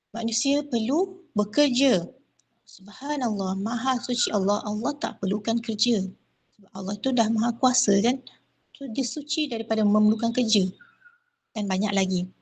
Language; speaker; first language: Malay; native; Malay